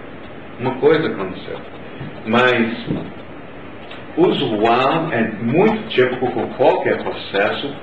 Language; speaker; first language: Portuguese; non-native, learner; English